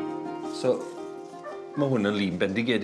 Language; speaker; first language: Welsh; native; Welsh